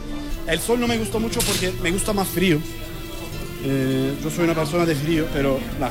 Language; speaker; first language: Spanish; non-native, learner; Turkish